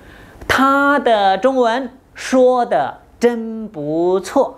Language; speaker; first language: Chinese; non-native, fluent; Thai